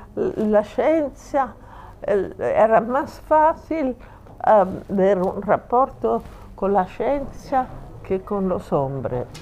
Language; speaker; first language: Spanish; non-native, fluent; Italian